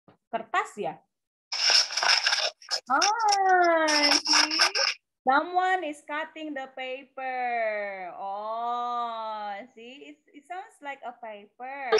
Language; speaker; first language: English; non-native, fluent; Indonesian